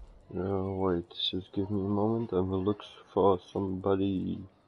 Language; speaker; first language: English; non-native, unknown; Dutch